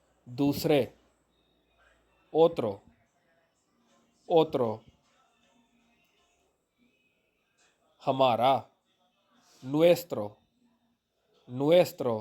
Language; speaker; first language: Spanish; non-native, fluent; Urdu